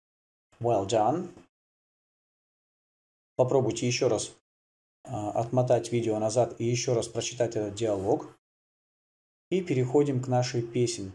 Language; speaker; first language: Russian; native; Russian